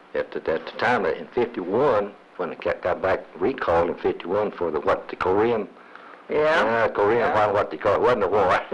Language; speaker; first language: English; native; English